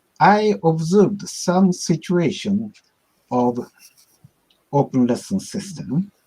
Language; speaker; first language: English; non-native, learner; Japanese